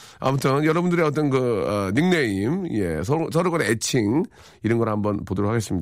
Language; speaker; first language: Korean; native; Korean